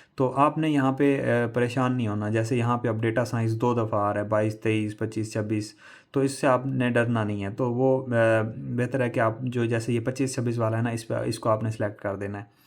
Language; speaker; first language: Urdu; non-native, local second language; Punjabi